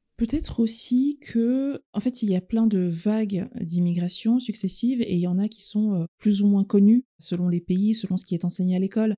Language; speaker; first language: French; native; French